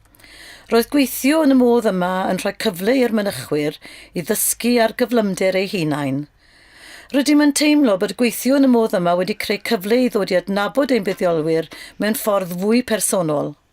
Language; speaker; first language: Welsh; native; Welsh